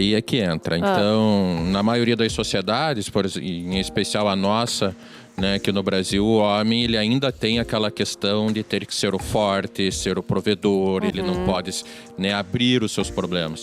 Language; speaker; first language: Portuguese; native; Portuguese